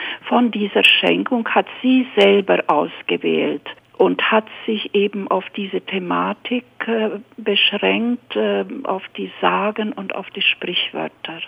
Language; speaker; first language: German; native; German